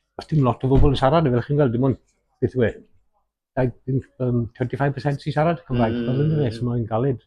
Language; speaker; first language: Welsh; native; Welsh